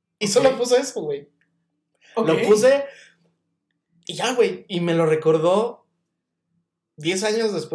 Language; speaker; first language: Spanish; native; Spanish